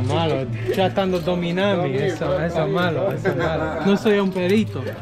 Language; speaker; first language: Spanish; non-native, learner; English